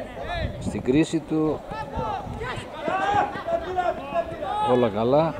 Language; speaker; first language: Greek; native; Greek